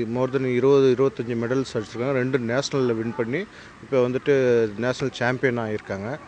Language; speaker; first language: Tamil; native; Tamil